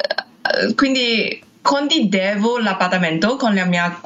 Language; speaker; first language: Italian; non-native, learner; English